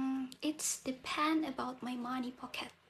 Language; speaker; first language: English; non-native, learner; Indonesian